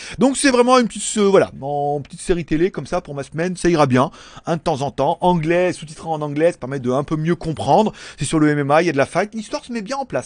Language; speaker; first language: French; native; French